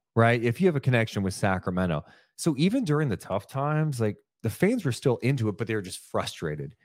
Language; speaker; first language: English; native; English